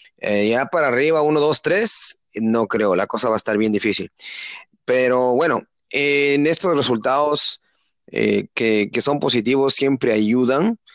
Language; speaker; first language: Spanish; native; Spanish